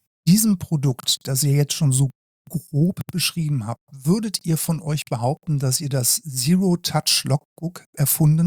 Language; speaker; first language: German; native; German